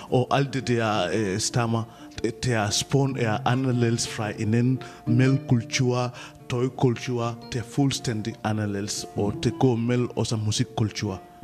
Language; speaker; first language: Danish; non-native, fluent; Mandingo